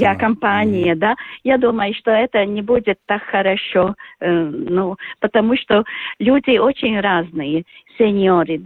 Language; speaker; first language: Russian; non-native, local second language; Latvian